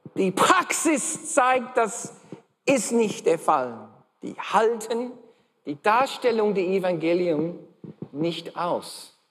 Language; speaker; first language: German; non-native, fluent; English